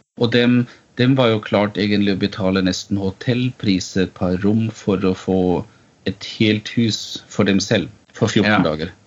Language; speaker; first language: Norwegian; non-native, fluent; German